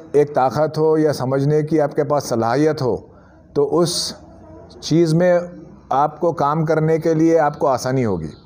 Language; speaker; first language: Hindi; non-native, local second language; Urdu